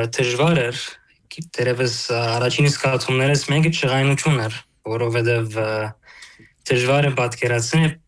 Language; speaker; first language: Armenian; early bilingual, heritage; Armenian